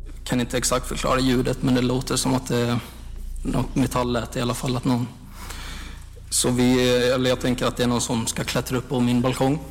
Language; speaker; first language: Swedish; native; Swedish